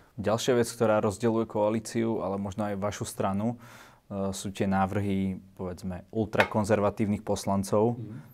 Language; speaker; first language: Slovak; native; Slovak